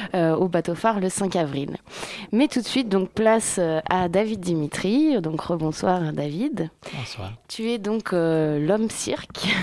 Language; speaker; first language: French; native; French